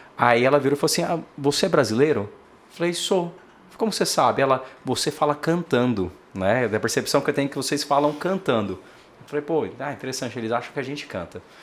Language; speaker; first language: Portuguese; native; Portuguese